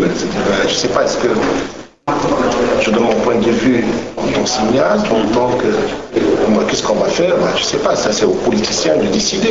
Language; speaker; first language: French; non-native, local second language; Arabic